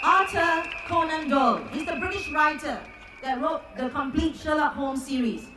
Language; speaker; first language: English; non-native, local second language; Chinese